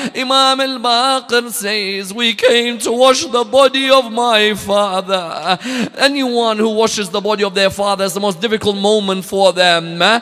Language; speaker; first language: English; native; English